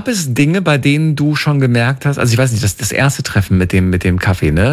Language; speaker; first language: German; native; German